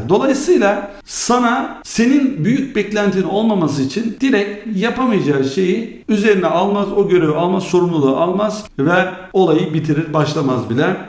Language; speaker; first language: Turkish; early bilingual, heritage; Turkish